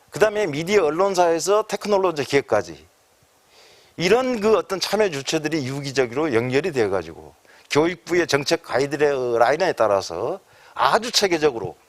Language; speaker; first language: Korean; native; Korean